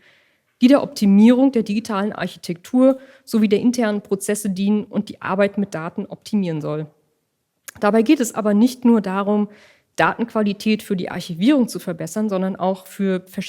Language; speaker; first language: German; native; German